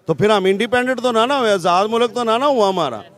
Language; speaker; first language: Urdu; non-native, local second language; Punjabi